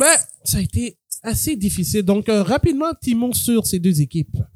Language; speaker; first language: French; native; French